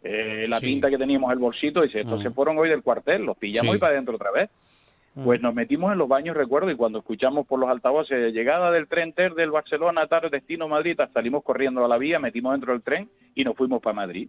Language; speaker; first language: Spanish; native; Spanish